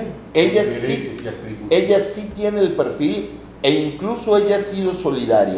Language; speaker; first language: Spanish; native; Spanish